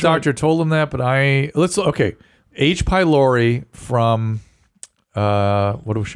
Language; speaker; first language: English; native; English